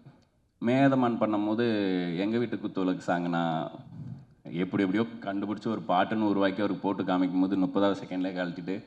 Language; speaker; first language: Tamil; native; Tamil